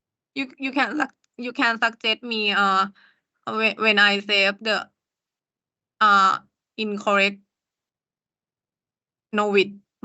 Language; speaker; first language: English; non-native, learner; Thai